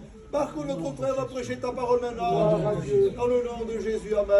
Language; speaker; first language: French; native; French